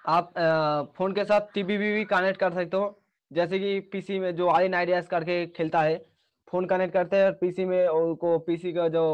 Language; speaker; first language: Hindi; non-native, local second language; Bangla